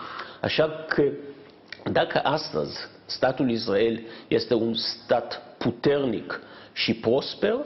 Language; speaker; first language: Romanian; non-native, fluent; Hebrew